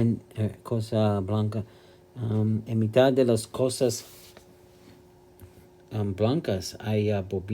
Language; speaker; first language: Spanish; non-native, learner; English